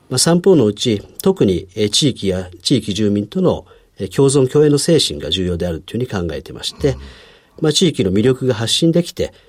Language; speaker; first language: Japanese; native; Japanese